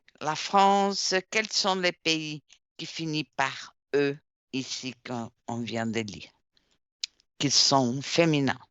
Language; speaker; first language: French; non-native, fluent; Portuguese